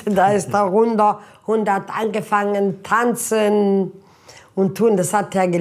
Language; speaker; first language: German; non-native, fluent; Italian